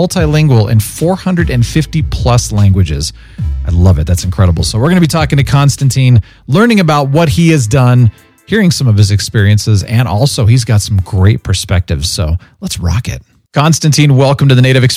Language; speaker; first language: English; native; English